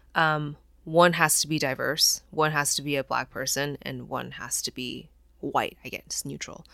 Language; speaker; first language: English; non-native, fluent; Chinese